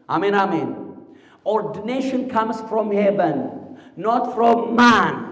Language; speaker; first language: English; non-native, local second language; Amharic